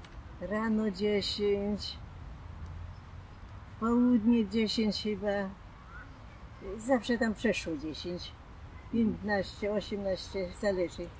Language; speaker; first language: Polish; non-native, local second language; German